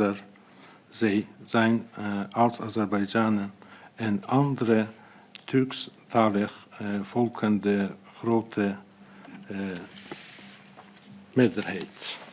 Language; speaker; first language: Dutch; non-native, fluent; Azerbaijani